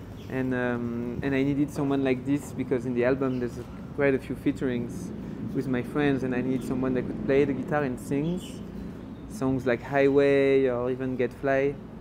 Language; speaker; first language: English; non-native, fluent; French